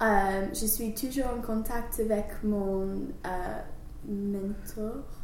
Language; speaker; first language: French; non-native, learner; English